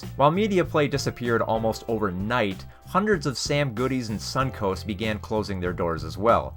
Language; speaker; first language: English; native; English